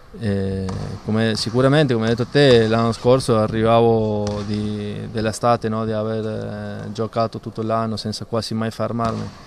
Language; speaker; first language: Italian; non-native, fluent; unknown